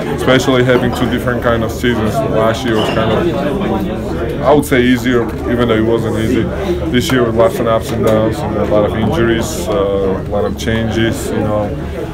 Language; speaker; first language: English; non-native, fluent; Georgian